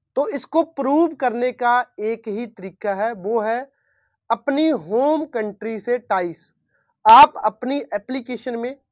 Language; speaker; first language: Hindi; non-native, local second language; Punjabi